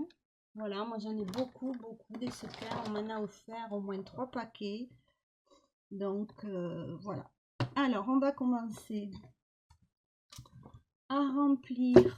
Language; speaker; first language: French; native; French